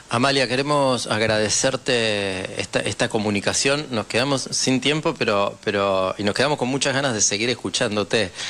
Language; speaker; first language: Spanish; native; Spanish